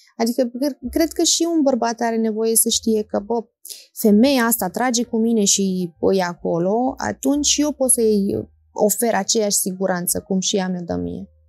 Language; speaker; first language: Romanian; early bilingual, heritage; Romanian